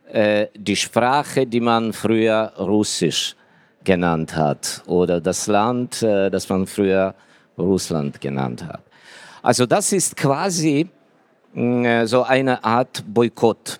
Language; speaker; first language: German; non-native, fluent; Ukrainian